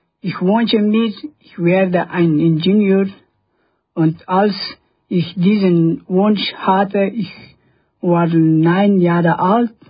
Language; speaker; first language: German; non-native, learner; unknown